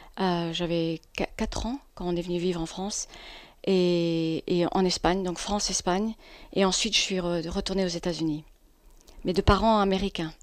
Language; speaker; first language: French; non-native, fluent; English